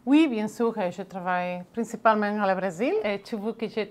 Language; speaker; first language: French; non-native, fluent; Catalan